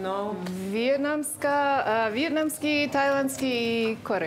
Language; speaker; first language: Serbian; non-native, learner; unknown